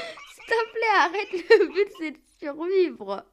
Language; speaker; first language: French; native; French